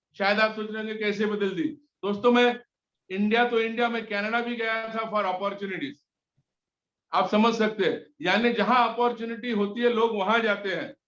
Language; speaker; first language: Hindi; native; Hindi